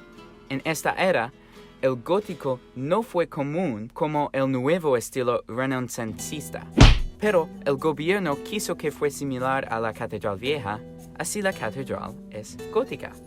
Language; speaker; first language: Spanish; non-native, learner; English